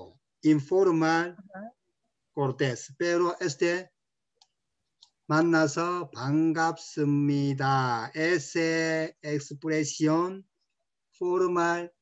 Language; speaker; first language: Spanish; non-native, learner; Korean